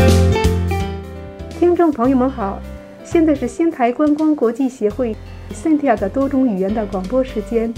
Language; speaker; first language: Chinese; native; Chinese